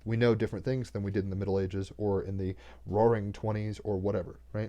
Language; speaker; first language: English; native; English